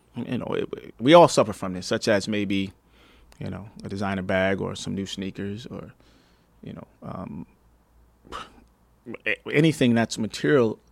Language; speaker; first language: English; native; English